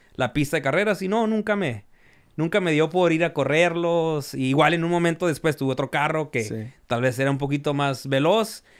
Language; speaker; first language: Spanish; early bilingual, heritage; Spanish